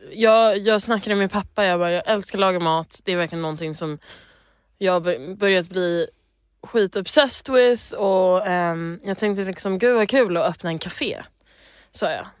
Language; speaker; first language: Swedish; early bilingual, heritage; English